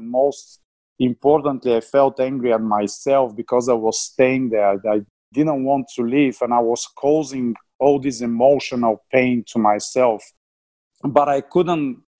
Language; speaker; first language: English; non-native, fluent; Bulgarian